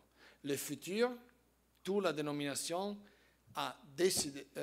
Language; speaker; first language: French; non-native, fluent; Italian